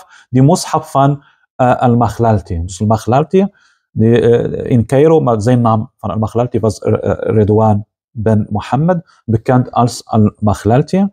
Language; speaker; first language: Dutch; non-native, fluent; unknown